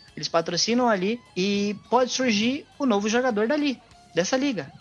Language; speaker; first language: Portuguese; native; Portuguese